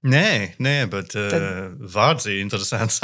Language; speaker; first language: Latvian; non-native, learner; English